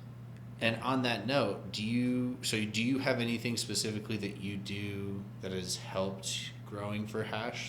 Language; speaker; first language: English; native; English